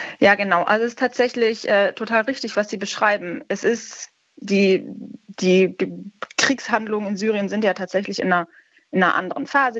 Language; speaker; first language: German; native; German